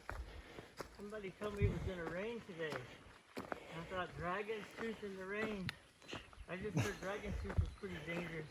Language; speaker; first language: English; native; English